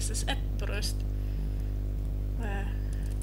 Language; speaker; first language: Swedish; non-native, learner; German